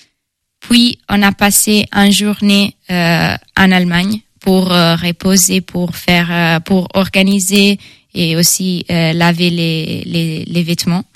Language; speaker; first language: French; non-native, fluent; Italian